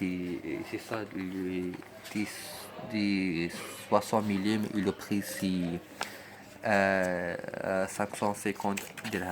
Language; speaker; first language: French; non-native, learner; Arabic